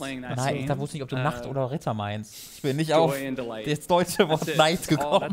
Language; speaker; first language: German; native; German